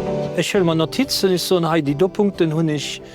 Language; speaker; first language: German; non-native, local second language; Luxembourgish